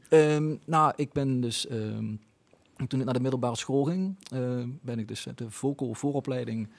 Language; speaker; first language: Dutch; native; Dutch